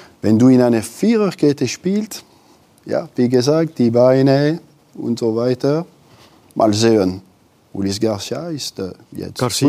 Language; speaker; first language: German; non-native, local second language; French